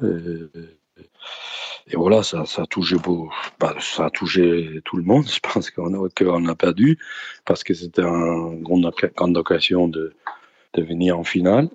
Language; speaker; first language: French; non-native, fluent; Danish